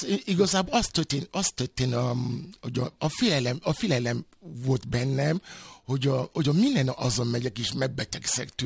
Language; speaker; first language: Hungarian; non-native, fluent; Yoruba